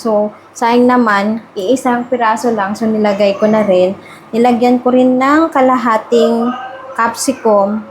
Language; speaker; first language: Filipino; non-native, local second language; Iloko